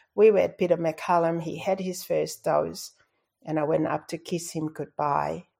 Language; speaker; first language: English; non-native, fluent; Tongan